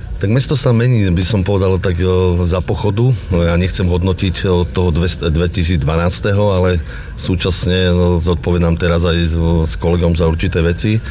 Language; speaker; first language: Slovak; native; Slovak